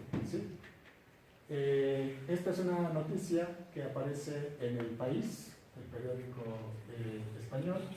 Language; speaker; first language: Spanish; native; Spanish